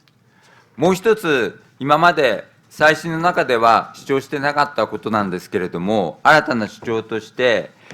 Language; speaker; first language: Japanese; native; Japanese